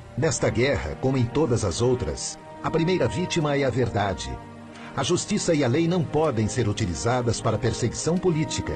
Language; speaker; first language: Portuguese; native; Portuguese